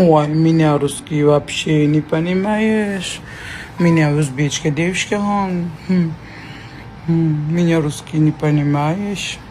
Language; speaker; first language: Russian; non-native, learner; Uzbek